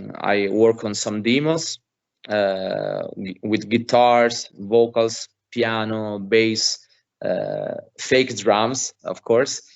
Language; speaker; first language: English; non-native, fluent; Italian